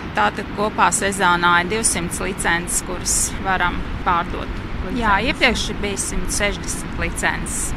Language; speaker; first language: Latvian; native; Latvian